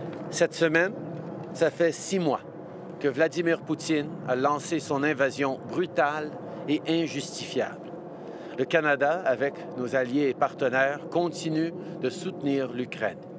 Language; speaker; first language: French; native; French